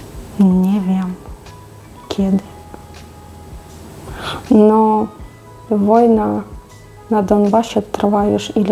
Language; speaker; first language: Polish; non-native, fluent; Russian